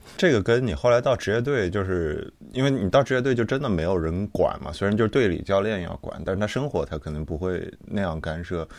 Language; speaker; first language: Chinese; native; Chinese